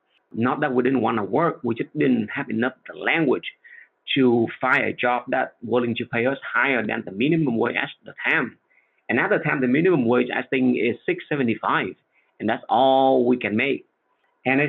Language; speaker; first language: English; non-native, fluent; Vietnamese